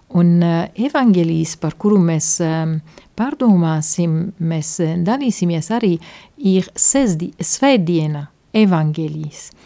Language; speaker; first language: Latvian; non-native, fluent; Italian